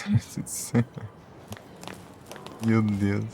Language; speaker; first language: Portuguese; native; Portuguese